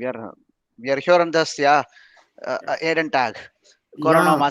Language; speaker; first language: German; non-native, learner; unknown